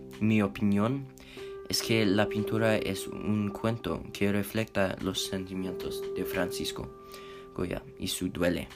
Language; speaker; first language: Spanish; non-native, learner; English